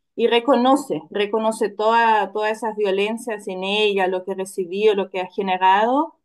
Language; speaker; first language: Spanish; non-native, fluent; German